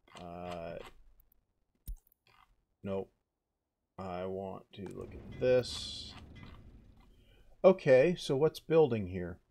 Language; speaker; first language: English; native; English